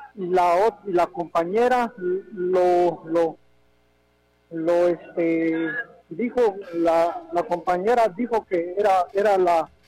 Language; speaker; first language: Spanish; non-native, local second language; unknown